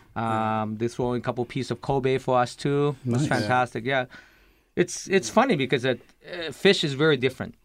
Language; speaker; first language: English; early bilingual, other home language; Lao